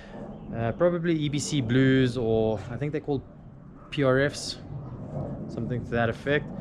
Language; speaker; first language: English; native; English